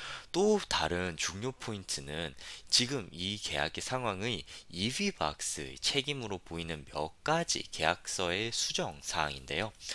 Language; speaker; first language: Korean; native; Korean